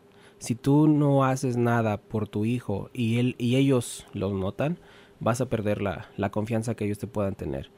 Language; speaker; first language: Spanish; native; Spanish